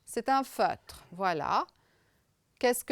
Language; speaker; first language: French; non-native, fluent; Romanian